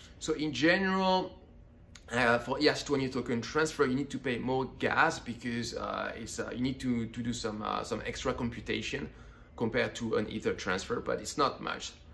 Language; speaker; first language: English; non-native, fluent; French